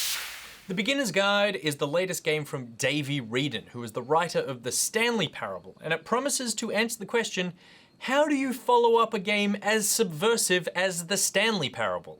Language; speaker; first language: English; native; English